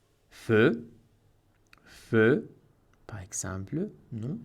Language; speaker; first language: French; non-native, fluent; Spanish